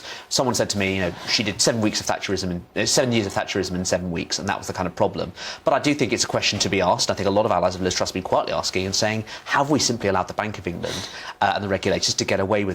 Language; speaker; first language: English; native; English